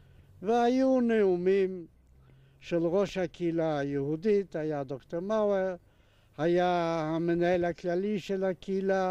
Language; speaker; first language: Hebrew; non-native, fluent; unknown